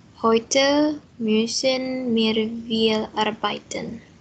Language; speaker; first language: German; non-native, learner; Indonesian